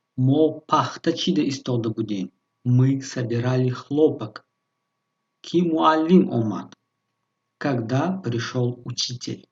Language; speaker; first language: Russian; non-native, local second language; Tajik